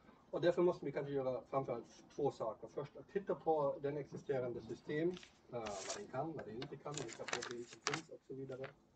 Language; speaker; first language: Swedish; non-native, fluent; German